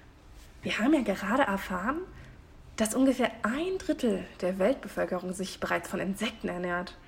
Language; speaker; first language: German; native; German